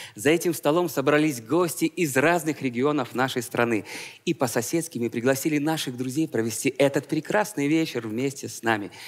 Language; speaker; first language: Russian; native; Russian